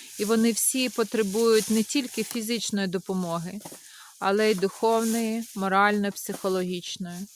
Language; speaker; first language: Ukrainian; native; Ukrainian